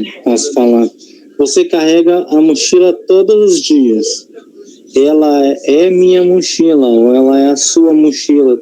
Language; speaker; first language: Portuguese; non-native, learner; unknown